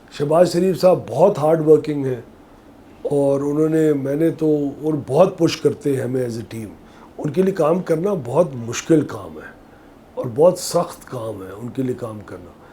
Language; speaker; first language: Urdu; native; Urdu